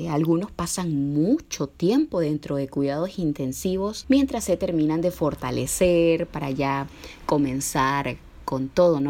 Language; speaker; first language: Spanish; native; Spanish